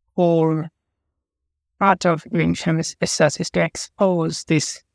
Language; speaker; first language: English; non-native, local second language; Nepali